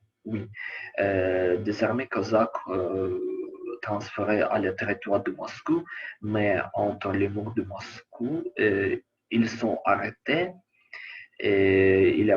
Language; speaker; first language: French; non-native, learner; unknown